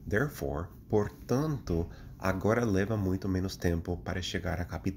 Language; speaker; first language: Portuguese; non-native, fluent; English